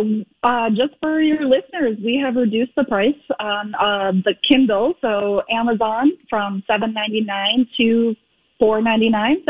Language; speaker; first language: English; native; English